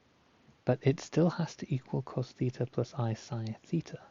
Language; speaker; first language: English; native; English